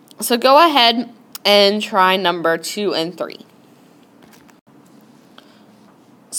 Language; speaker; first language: English; native; English